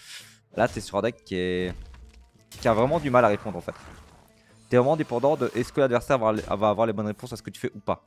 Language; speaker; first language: French; native; French